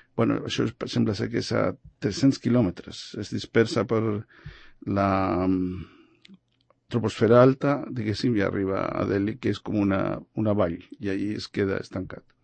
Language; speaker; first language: Catalan; non-native, local second language; Spanish